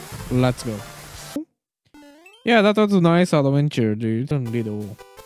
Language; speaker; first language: English; non-native, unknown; Japanese